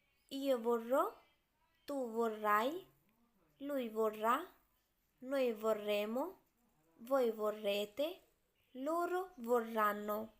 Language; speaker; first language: Italian; non-native, fluent; Urdu